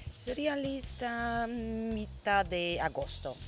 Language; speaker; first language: Spanish; non-native, learner; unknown